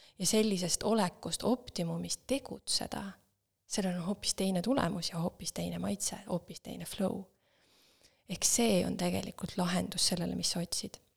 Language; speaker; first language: Estonian; native; Estonian